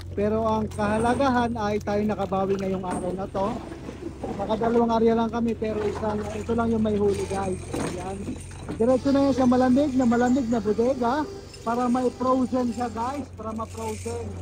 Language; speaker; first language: Filipino; native; Filipino